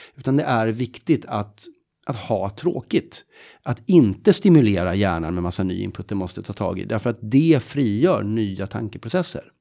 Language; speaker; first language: Swedish; native; Swedish